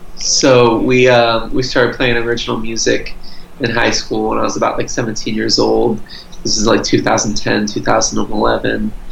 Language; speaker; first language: English; early bilingual, other home language; Portuguese